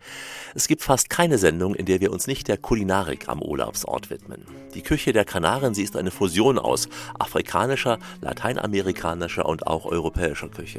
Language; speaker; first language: German; native; German